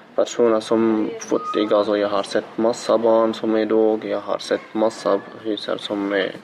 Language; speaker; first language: Swedish; non-native, fluent; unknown